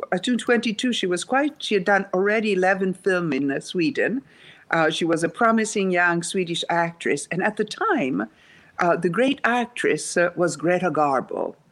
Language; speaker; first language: English; non-native, fluent; Italian